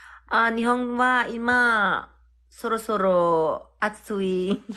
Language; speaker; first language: Japanese; non-native, learner; Indonesian